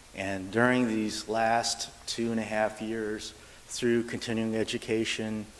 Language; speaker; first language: English; native; English